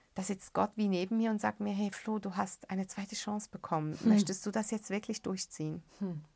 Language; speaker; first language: German; early bilingual, other home language; Arabic